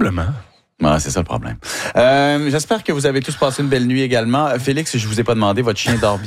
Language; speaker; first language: French; native; French